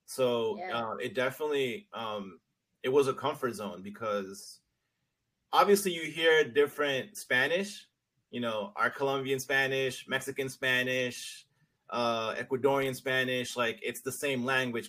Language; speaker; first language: English; early bilingual, other home language; Spanish